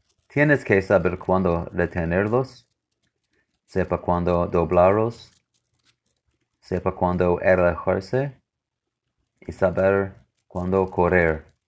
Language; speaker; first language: Spanish; non-native, learner; English